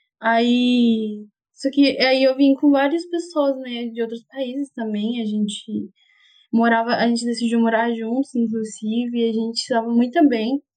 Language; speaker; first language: Portuguese; non-native, fluent; Spanish